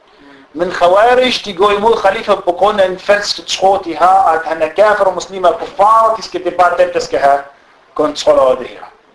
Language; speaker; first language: Danish; non-native, fluent; Arabic